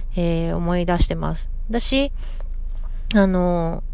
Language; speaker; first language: Japanese; native; Japanese